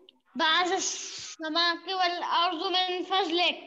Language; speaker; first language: Arabic; non-native, learner; Urdu